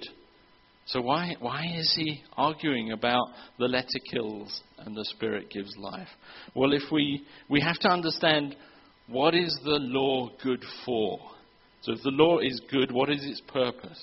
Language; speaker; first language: English; native; English